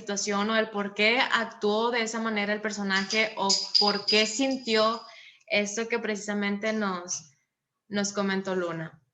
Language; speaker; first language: Spanish; native; Spanish